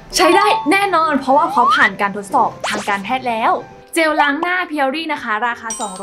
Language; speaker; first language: Thai; native; Thai